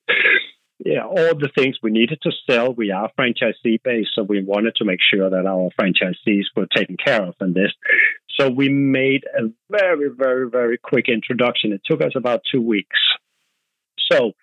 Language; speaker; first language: English; non-native, fluent; Danish